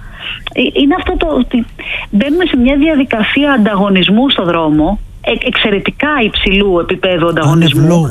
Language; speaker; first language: Greek; native; Greek